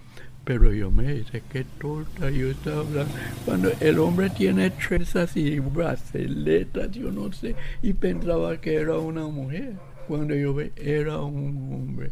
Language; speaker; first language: Spanish; non-native, local second language; English